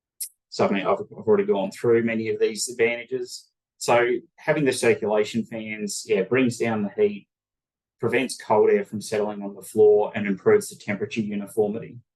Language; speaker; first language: English; native; English